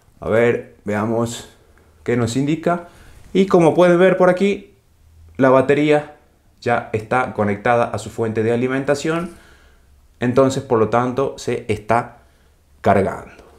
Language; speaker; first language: Spanish; native; Spanish